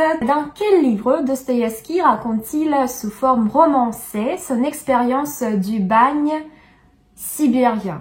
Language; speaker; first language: French; non-native, fluent; Russian